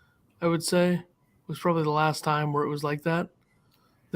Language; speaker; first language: English; native; English